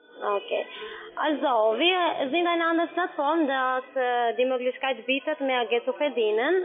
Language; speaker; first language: German; non-native, learner; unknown